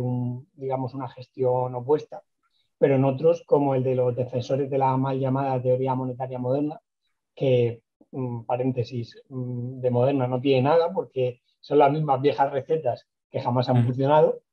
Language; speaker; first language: Spanish; native; Spanish